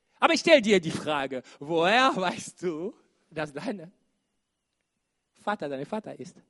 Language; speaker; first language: German; non-native, fluent; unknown